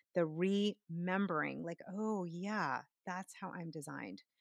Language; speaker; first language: English; native; English